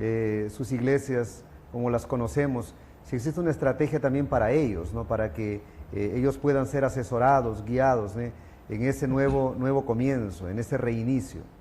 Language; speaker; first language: Spanish; non-native, fluent; Portuguese